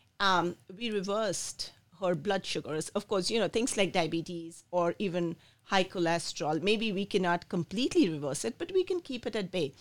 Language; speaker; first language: English; non-native, local second language; Bangla